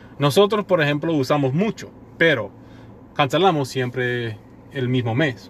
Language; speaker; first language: Spanish; non-native, fluent; English